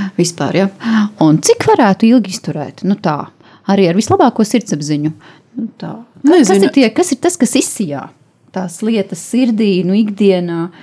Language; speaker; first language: Latvian; native; Latvian